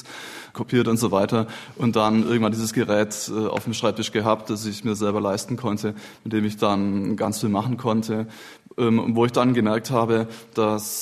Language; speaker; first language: German; native; German